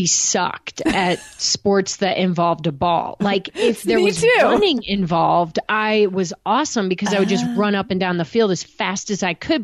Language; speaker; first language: English; native; English